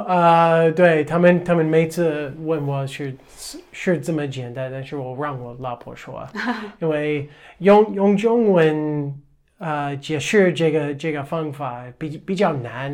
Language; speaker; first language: Chinese; non-native, fluent; English